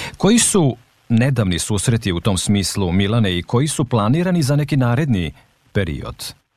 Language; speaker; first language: Serbian; native; Serbian